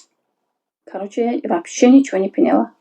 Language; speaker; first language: Russian; non-native, learner; Uzbek